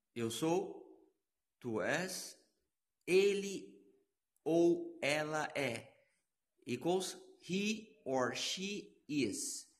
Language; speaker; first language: English; non-native, learner; Portuguese